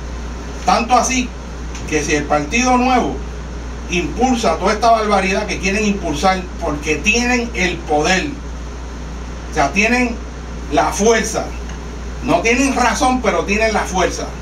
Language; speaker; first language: Spanish; native; Spanish